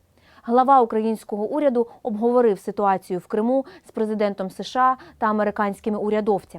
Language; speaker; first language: Ukrainian; native; Ukrainian